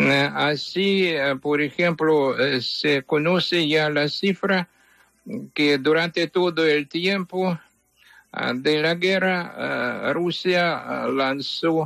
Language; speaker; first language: Spanish; non-native, fluent; Ukrainian